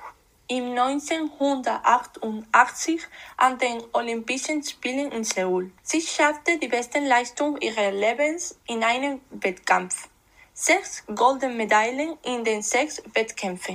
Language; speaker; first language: German; non-native, learner; Spanish